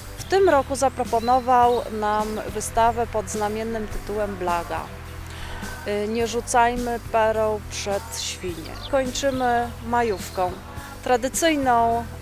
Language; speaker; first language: Polish; native; Polish